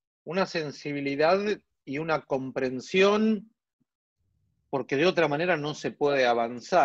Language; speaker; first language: Spanish; native; Spanish